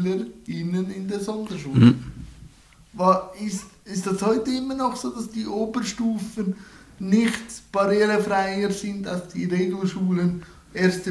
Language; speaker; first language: German; native; German